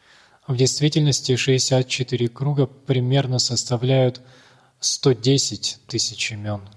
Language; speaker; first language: Russian; native; Russian